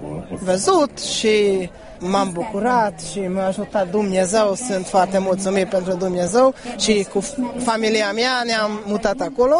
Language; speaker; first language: Romanian; non-native, fluent; Hungarian